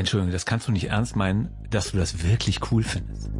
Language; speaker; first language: German; native; German